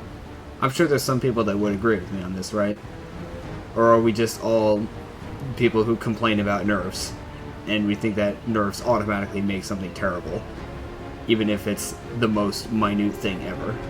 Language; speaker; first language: English; native; English